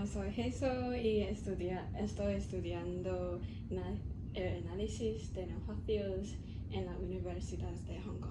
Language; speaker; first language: Spanish; non-native, learner; Cantonese